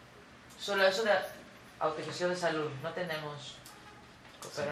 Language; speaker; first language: Spanish; non-native, fluent; Greek